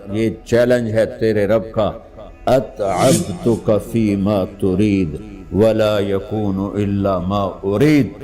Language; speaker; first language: Urdu; non-native, local second language; Punjabi